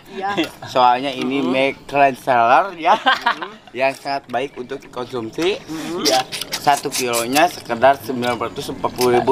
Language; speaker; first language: Indonesian; non-native, local second language; Sundanese